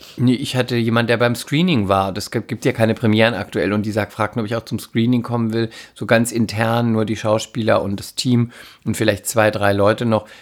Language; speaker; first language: German; non-native, fluent; Spanish